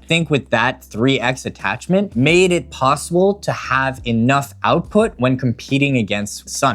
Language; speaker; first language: English; native; English